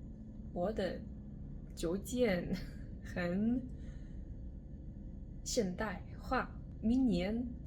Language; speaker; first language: Chinese; non-native, learner; English